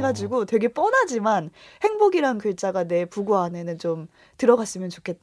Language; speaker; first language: Korean; native; Korean